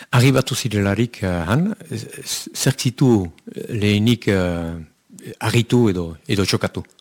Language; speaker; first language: Basque; native; Basque